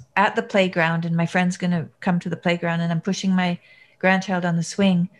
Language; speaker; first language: English; native; English